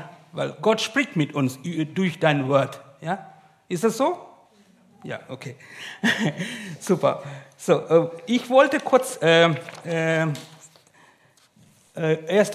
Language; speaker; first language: German; non-native, learner; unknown